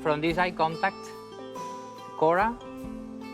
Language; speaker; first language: English; non-native, learner; Spanish